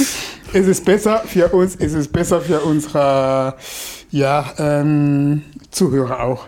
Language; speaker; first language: German; non-native, fluent; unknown